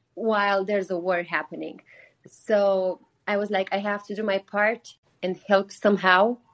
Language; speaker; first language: English; non-native, fluent; Romanian